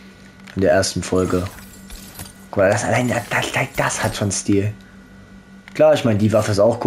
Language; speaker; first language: German; native; German